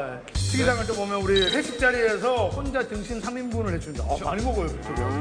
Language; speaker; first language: Korean; native; Korean